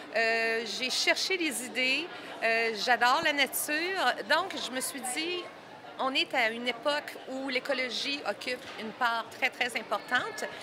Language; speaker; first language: French; native; French